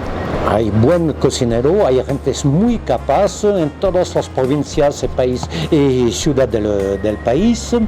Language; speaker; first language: Spanish; non-native, fluent; French